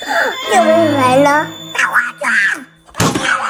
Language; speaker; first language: Chinese; native; Chinese